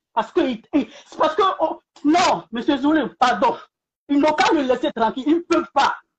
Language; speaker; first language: French; non-native, local second language; Bambara